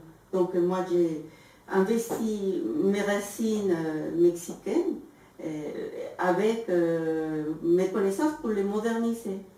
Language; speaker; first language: French; non-native, fluent; Spanish